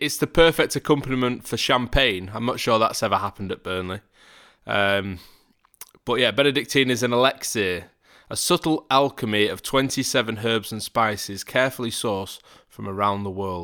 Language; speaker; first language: English; native; English